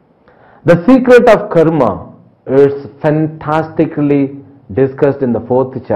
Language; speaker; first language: English; non-native, local second language; Telugu